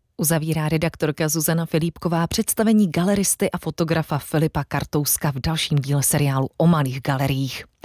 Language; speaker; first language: Czech; native; Czech